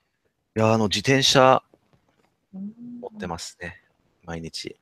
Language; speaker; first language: Japanese; non-native, learner; English